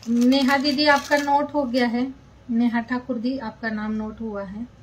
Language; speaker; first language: Hindi; non-native, local second language; Marathi